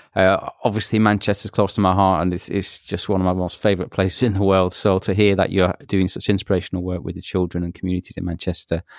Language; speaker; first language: English; native; English